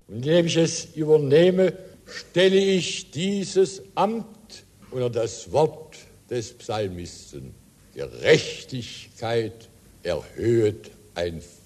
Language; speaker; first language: German; native; German